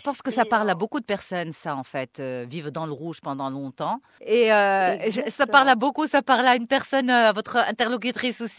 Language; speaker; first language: French; non-native, local second language; Arabic